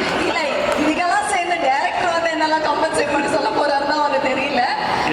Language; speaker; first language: Tamil; native; Tamil